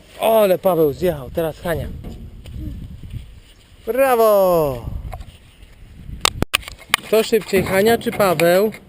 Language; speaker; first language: Polish; native; Polish